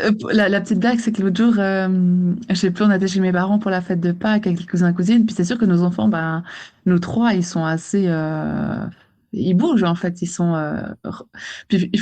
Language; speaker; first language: French; native; French